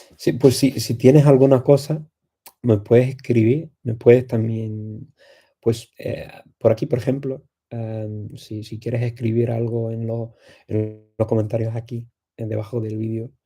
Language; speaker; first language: Spanish; non-native, fluent; English